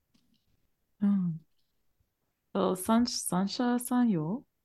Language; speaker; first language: Japanese; non-native, fluent; English